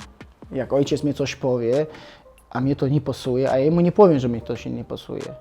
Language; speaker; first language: Polish; non-native, fluent; Chechen